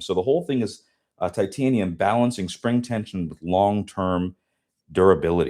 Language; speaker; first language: English; native; English